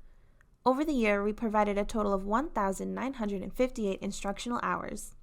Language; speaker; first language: English; native; English